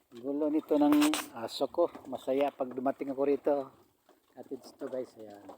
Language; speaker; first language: Filipino; non-native, local second language; Cebuano